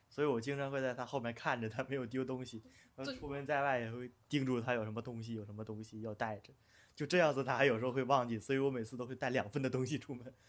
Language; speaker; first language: Chinese; native; Chinese